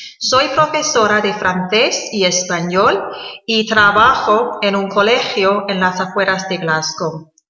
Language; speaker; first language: Spanish; non-native, fluent; English